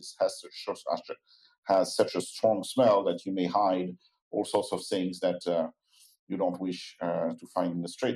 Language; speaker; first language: English; non-native, fluent; French